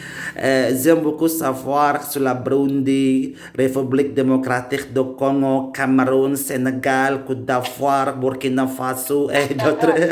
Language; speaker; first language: French; non-native, learner; Indonesian